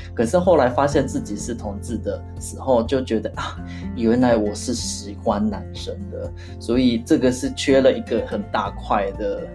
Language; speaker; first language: Chinese; non-native, fluent; Japanese